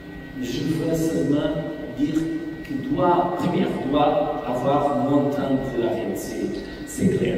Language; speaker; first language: French; non-native, fluent; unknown